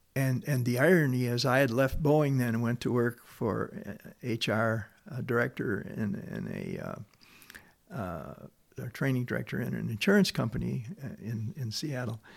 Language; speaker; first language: English; native; English